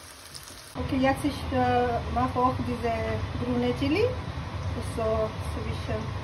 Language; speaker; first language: German; non-native, learner; Urdu